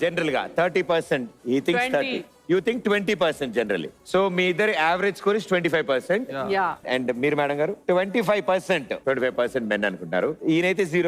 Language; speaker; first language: Telugu; native; Telugu